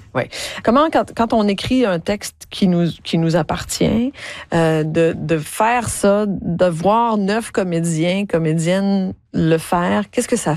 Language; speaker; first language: French; native; French